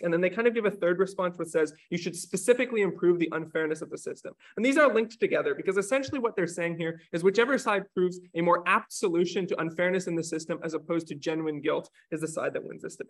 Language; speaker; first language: English; native; English